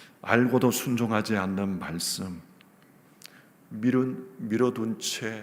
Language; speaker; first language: Korean; native; Korean